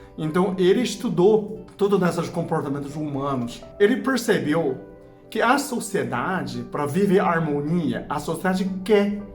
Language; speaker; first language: Portuguese; non-native, fluent; Chinese